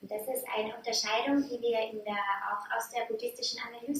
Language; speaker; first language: German; native; German